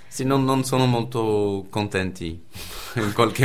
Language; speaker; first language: Italian; non-native, fluent; English